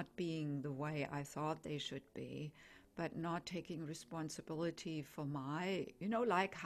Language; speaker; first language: English; non-native, fluent; German